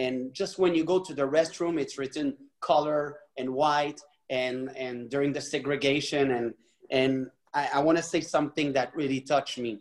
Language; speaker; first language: English; non-native, fluent; French